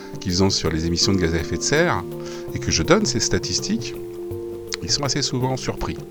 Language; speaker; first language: French; native; French